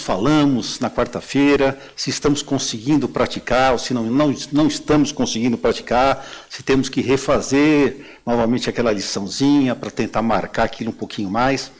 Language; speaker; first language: Portuguese; native; Portuguese